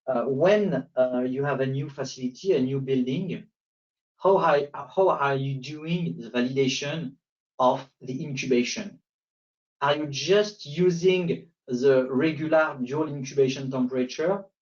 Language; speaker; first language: English; non-native, fluent; French